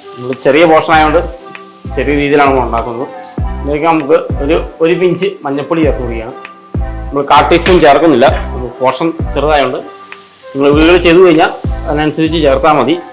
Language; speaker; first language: Malayalam; native; Malayalam